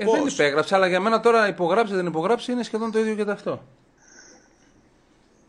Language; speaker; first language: Greek; native; Greek